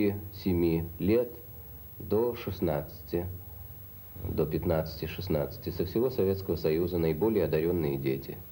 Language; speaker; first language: Russian; native; Russian